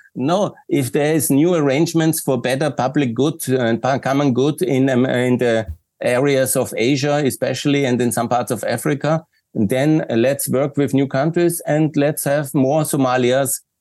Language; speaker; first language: English; non-native, fluent; German